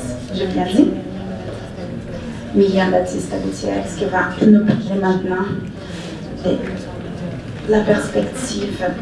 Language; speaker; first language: French; non-native, fluent; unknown